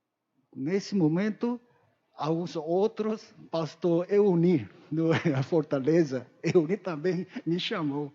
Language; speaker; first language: Portuguese; non-native, learner; Korean